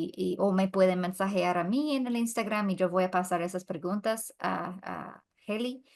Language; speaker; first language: Spanish; non-native, fluent; English